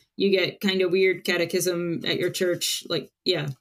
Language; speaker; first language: English; early bilingual, other home language; Spanish